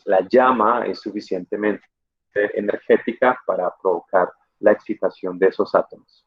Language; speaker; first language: Spanish; native; Spanish